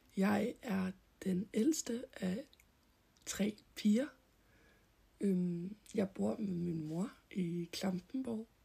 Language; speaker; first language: Danish; early bilingual, heritage; Danish